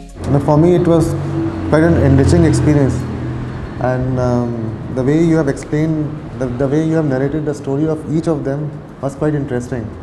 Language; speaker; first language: English; non-native, local second language; Urdu